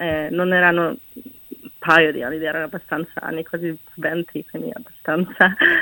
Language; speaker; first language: Italian; non-native, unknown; Czech